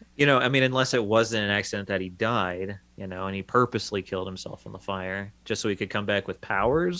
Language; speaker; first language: English; native; English